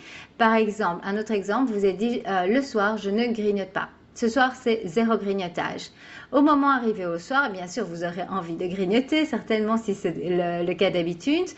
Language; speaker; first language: French; native; French